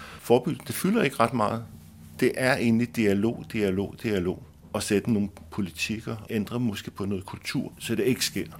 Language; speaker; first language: Danish; native; Danish